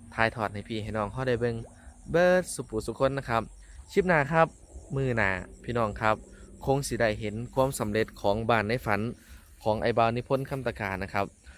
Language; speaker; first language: Thai; non-native, local second language; Northeastern Thai